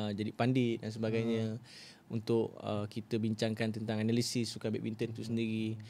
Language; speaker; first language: Malay; native; Malay